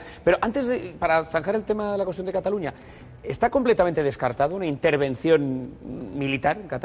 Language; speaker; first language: Spanish; native; Spanish